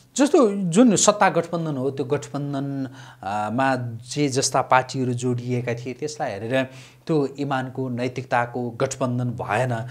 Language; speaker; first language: Nepali; native; Nepali